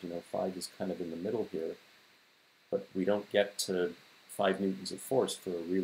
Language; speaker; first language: English; native; English